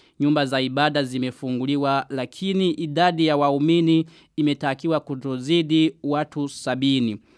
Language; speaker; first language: Swahili; non-native, local second language; Rundi